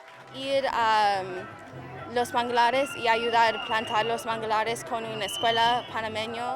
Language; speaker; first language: Spanish; non-native, learner; English